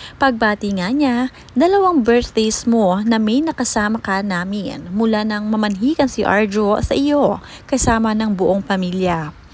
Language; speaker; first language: Filipino; native; Filipino